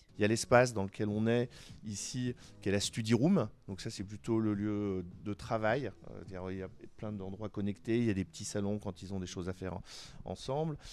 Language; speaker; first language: French; native; French